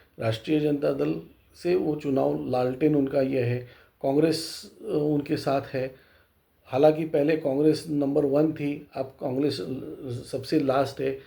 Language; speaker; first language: Hindi; non-native, local second language; Marathi